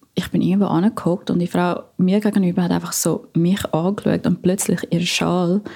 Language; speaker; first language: German; non-native, fluent; Filipino